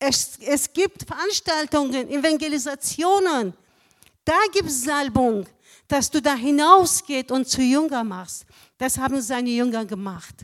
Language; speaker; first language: German; non-native, fluent; Persian